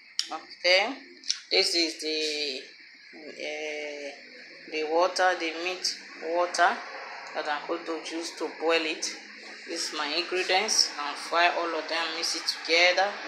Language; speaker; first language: English; non-native, local second language; Igbo